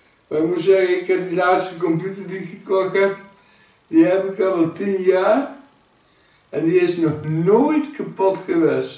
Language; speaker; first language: Dutch; native; Dutch